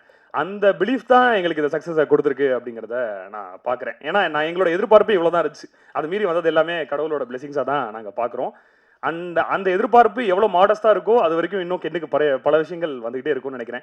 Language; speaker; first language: Tamil; native; Tamil